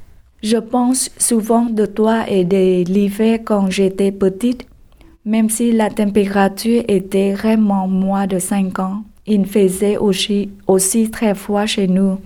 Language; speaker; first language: French; non-native, learner; Vietnamese